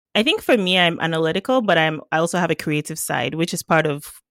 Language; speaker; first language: English; non-native, local second language; Yoruba